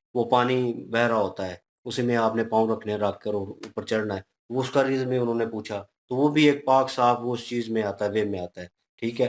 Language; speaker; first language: Urdu; non-native, local second language; Punjabi